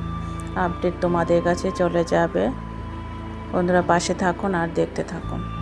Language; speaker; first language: Bangla; native; Bangla